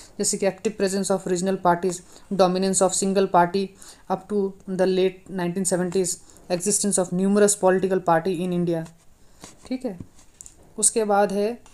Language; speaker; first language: Hindi; non-native, local second language; Nepali